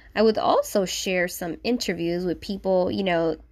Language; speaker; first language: English; non-native, fluent; Spanish